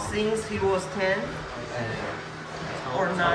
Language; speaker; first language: English; non-native, learner; Chinese